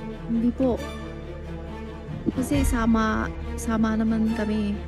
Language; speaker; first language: Filipino; non-native, learner; Chinese